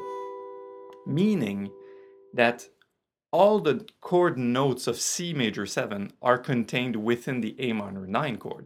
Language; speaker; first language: English; non-native, fluent; French